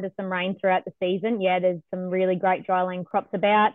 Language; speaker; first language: English; native; English